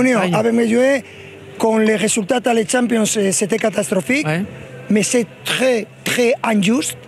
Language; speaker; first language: French; non-native, fluent; Spanish